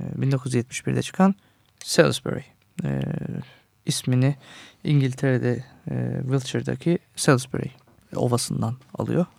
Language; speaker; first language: Turkish; native; Turkish